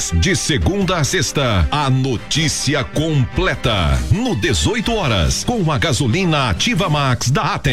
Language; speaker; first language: Portuguese; native; Portuguese